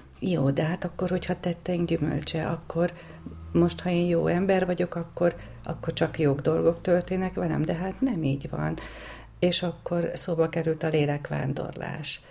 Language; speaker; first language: Hungarian; native; Hungarian